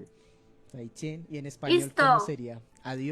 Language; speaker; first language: Spanish; native; Spanish